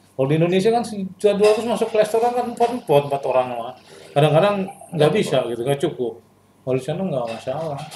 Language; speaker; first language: Indonesian; native; Indonesian